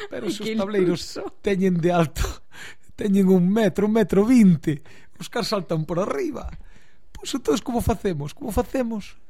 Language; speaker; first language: Galician; native; Galician